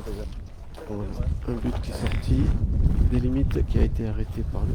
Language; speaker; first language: French; native; French